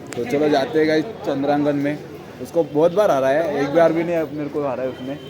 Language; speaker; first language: Hindi; non-native, local second language; Marathi